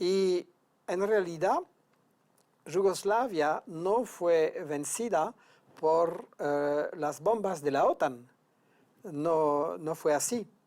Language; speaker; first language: Spanish; non-native, fluent; French